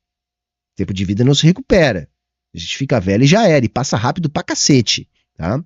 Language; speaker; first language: Portuguese; native; Portuguese